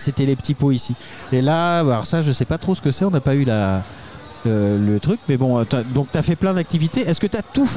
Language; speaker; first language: French; native; French